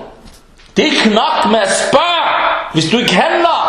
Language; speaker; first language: Danish; early bilingual, other home language; Arabic